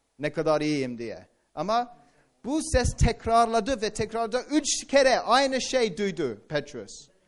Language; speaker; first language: Turkish; non-native, fluent; English